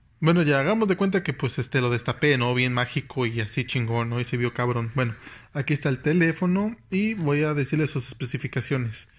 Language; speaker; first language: Spanish; native; Spanish